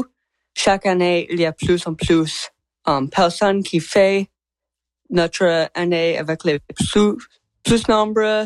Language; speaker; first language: French; non-native, local second language; English